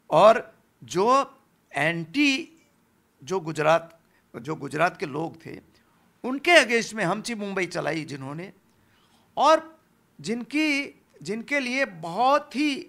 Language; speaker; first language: Hindi; non-native, local second language; Gujarati